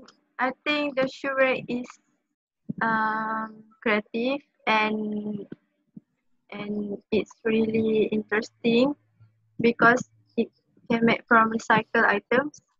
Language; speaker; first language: English; non-native, local second language; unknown